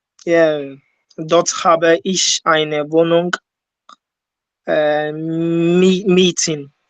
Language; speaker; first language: German; non-native, learner; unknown